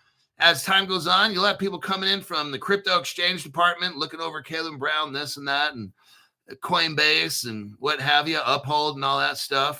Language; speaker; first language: English; native; English